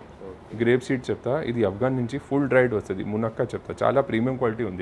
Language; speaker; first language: Telugu; non-native, local second language; Hindi